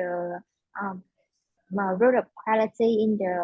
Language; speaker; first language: English; non-native, learner; Vietnamese